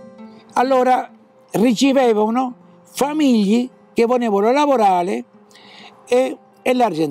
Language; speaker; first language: Italian; early bilingual, heritage; Italian